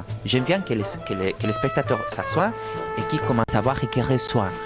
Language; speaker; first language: French; non-native, fluent; Spanish